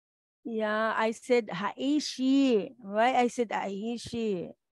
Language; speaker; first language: English; non-native, local second language; Filipino